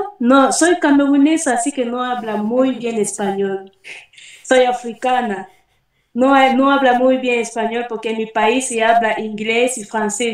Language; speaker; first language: Spanish; non-native, fluent; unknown